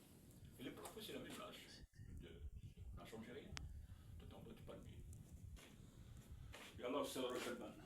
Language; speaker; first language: French; non-native, local second language; Arabic